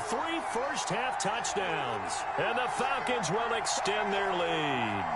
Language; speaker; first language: English; native; English